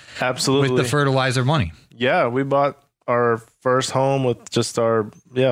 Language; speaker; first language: English; early bilingual, other home language; Spanish